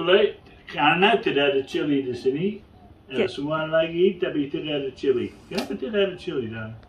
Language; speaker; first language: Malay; non-native, learner; English